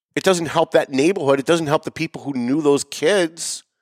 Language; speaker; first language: English; native; English